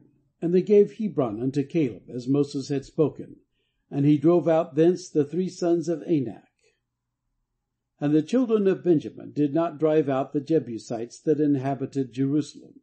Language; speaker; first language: English; native; English